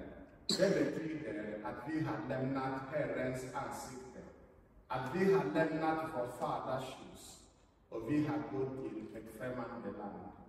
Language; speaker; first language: Swedish; non-native, fluent; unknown